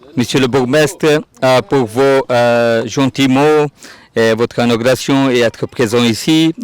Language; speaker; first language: French; non-native, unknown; Urdu